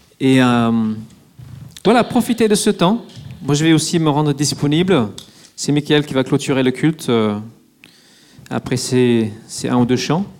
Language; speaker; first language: French; non-native, fluent; English